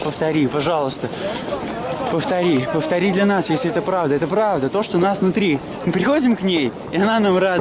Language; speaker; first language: Russian; native; Russian